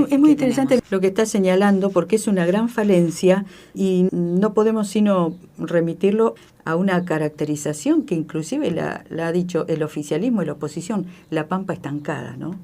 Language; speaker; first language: Spanish; native; Spanish